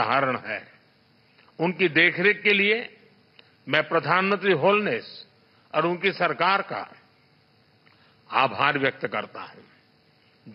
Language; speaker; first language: Hindi; native; Hindi